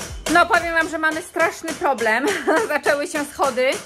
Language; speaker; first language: Polish; native; Polish